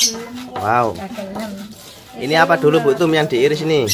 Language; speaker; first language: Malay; non-native, local second language; Javanese